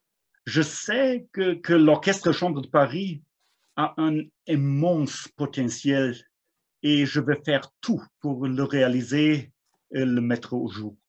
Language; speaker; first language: French; non-native, fluent; German